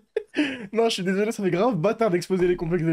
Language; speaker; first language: French; native; French